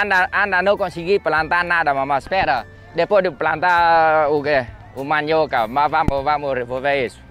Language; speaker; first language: Portuguese; non-native, learner; Vietnamese